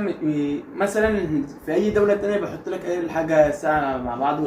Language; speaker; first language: Arabic; native; Arabic